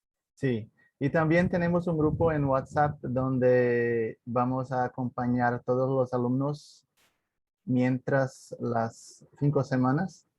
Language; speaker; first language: Spanish; non-native, fluent; Portuguese